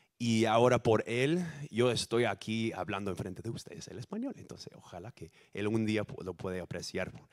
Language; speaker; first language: Spanish; non-native, fluent; English